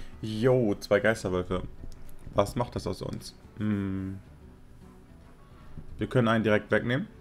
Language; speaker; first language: German; native; German